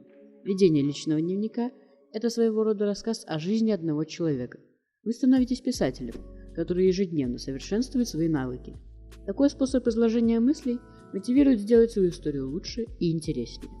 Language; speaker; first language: Russian; native; Russian